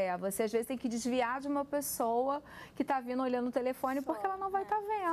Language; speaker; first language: Portuguese; native; Portuguese